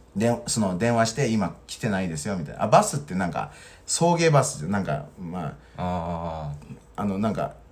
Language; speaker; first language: Japanese; non-native, fluent; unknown